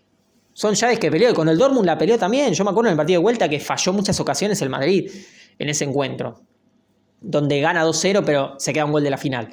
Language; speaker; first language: Spanish; native; Spanish